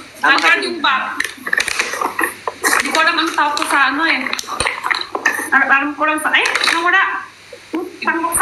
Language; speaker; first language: Filipino; non-native, local second language; Cebuano